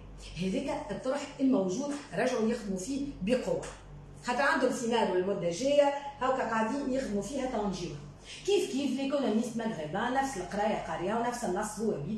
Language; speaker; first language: Arabic; native; Arabic